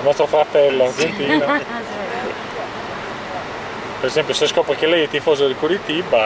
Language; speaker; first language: Italian; native; Italian